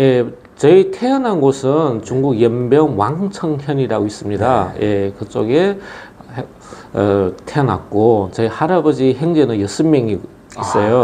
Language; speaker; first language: Korean; early bilingual, other home language; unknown